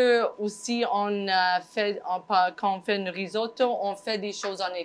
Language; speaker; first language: French; non-native, fluent; English